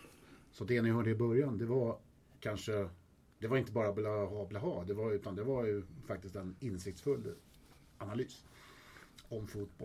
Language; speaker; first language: Swedish; native; Swedish